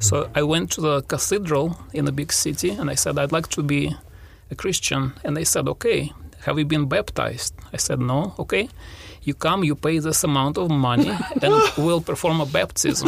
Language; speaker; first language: English; non-native, fluent; Russian